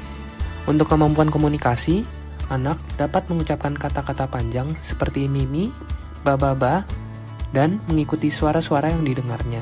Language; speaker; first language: Indonesian; native; Indonesian